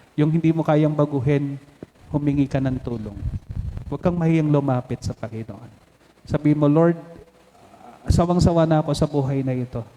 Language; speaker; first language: Filipino; native; Filipino